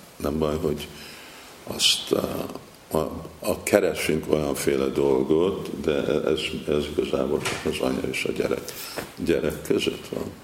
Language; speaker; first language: Hungarian; non-native, fluent; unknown